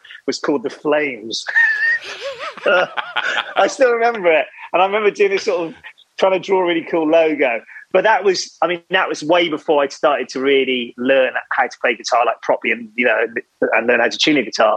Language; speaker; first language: English; native; English